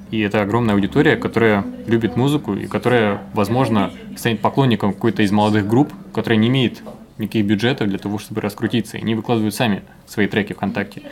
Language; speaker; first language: Russian; native; Russian